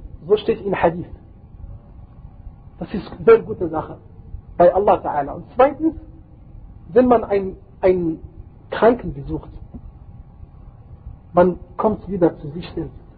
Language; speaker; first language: German; non-native, fluent; Arabic